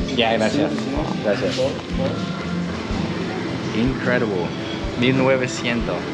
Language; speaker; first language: Spanish; non-native, learner; English